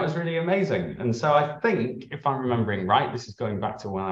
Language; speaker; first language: English; native; English